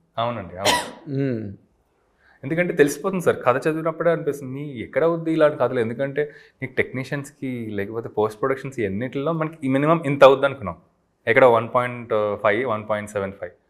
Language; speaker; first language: Telugu; native; Telugu